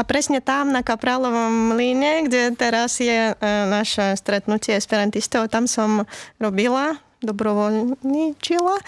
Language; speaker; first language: Slovak; non-native, fluent; Latvian